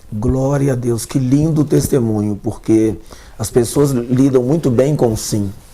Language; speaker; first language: Portuguese; native; Portuguese